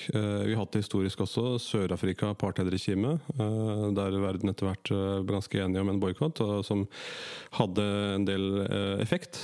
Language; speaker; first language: Norwegian; early bilingual, other home language; Urdu